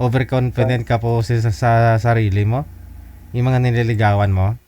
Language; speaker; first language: Filipino; native; Filipino